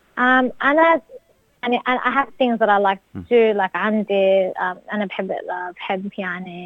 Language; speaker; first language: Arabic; early bilingual, heritage; Arabic